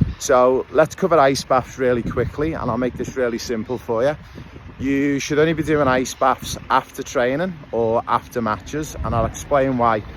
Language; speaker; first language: English; native; English